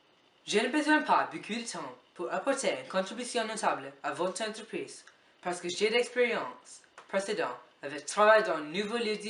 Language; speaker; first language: French; non-native, learner; English